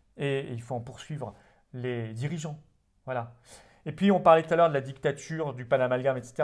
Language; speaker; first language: French; native; French